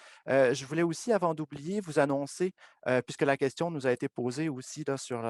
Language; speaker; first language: French; native; French